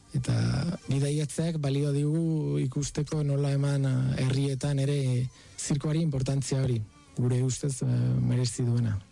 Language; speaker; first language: Basque; non-native, fluent; Spanish